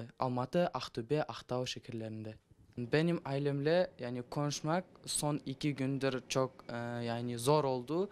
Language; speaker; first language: Turkish; non-native, learner; Kazakh